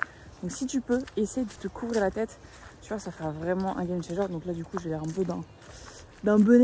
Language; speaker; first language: French; native; French